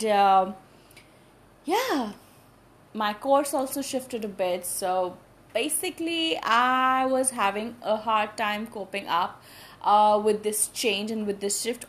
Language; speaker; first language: English; non-native, local second language; Hindi